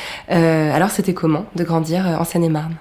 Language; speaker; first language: French; native; French